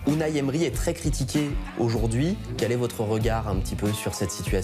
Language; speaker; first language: French; native; French